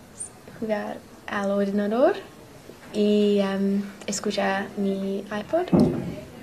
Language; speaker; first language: Spanish; non-native, learner; English